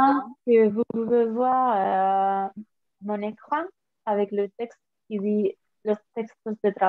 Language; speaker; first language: French; non-native, fluent; Spanish